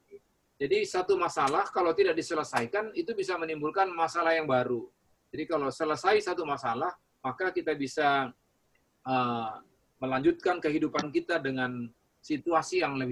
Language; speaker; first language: Indonesian; native; Indonesian